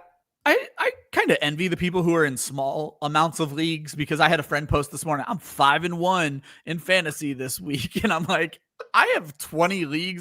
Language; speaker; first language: English; native; English